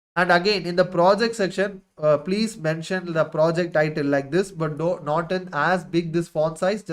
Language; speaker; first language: English; non-native, local second language; Tamil